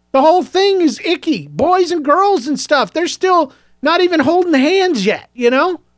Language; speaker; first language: English; native; English